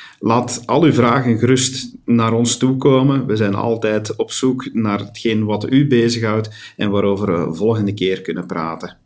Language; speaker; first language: Dutch; native; Dutch